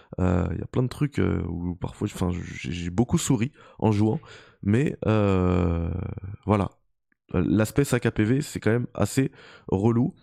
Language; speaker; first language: French; native; French